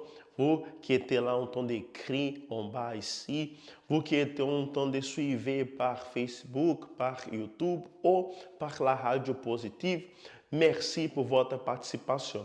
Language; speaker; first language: French; non-native, fluent; Portuguese